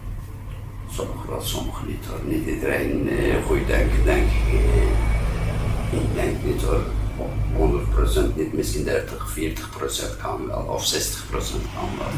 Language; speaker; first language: Dutch; non-native, learner; Turkish